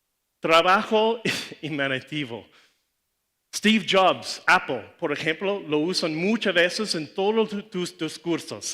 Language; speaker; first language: Spanish; non-native, learner; English